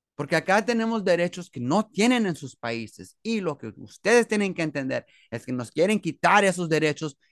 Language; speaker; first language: Spanish; early bilingual, heritage; Spanish